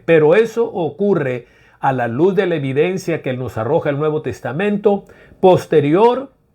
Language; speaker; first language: Spanish; native; Spanish